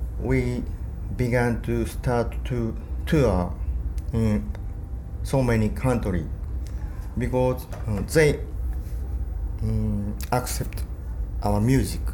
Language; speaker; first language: English; non-native, learner; Japanese